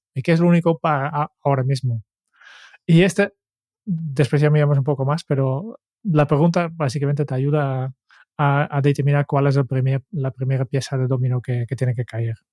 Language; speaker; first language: Spanish; non-native, fluent; Dutch